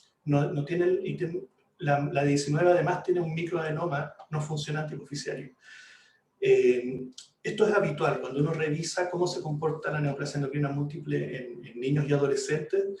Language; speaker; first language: Spanish; native; Spanish